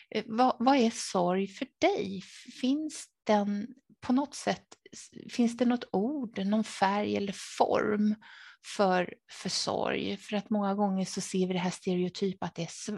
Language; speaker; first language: Swedish; native; Swedish